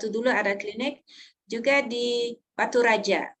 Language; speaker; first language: Indonesian; non-native, learner; Dutch